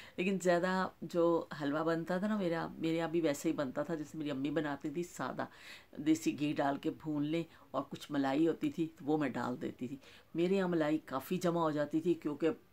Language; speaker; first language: Urdu; non-native, local second language; Punjabi